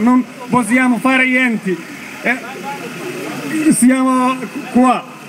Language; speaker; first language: Italian; non-native, learner; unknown